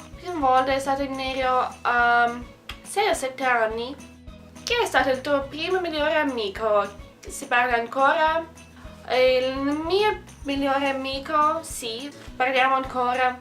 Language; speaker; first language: Italian; non-native, learner; Russian